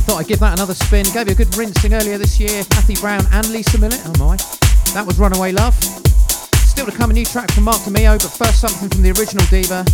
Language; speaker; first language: English; native; English